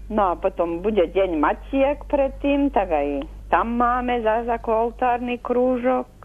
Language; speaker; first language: Slovak; native; Slovak